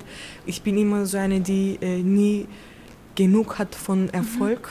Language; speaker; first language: German; early bilingual, other home language; Turkish